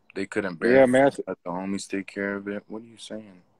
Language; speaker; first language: English; native; English